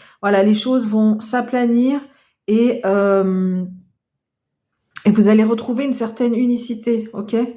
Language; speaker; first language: French; native; French